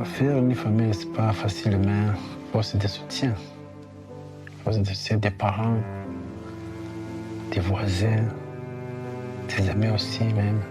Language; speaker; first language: French; non-native, local second language; Kinyarwanda